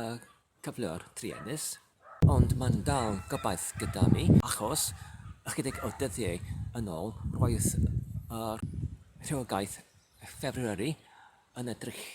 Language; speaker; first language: Welsh; non-native, learner; English